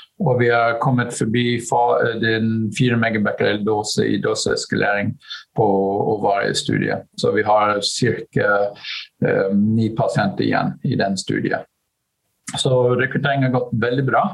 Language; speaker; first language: Norwegian; non-native, fluent; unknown